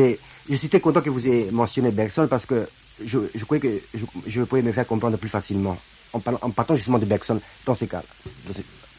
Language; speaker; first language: French; non-native, fluent; Romanian